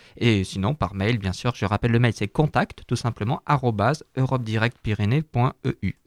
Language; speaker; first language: French; native; French